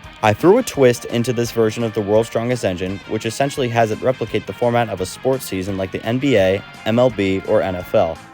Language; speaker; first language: English; native; English